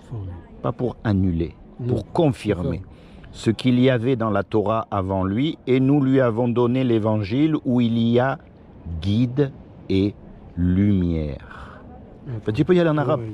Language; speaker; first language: French; native; French